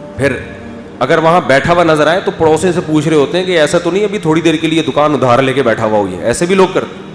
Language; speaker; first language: Urdu; native; Urdu